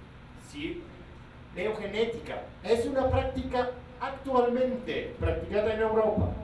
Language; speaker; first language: Spanish; non-native, fluent; Italian